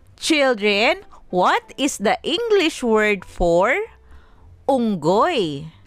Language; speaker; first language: English; non-native, local second language; Filipino